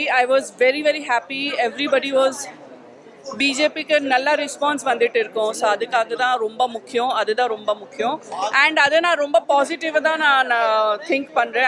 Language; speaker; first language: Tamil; non-native, local second language; Gujarati